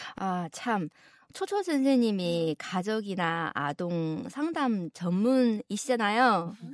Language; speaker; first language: Korean; non-native, fluent; Chinese